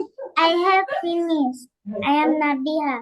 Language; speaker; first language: English; non-native, learner; Bangla